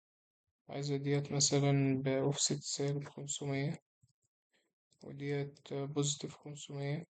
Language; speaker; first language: Arabic; native; Arabic